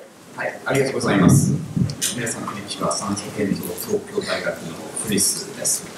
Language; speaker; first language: Japanese; non-native, learner; English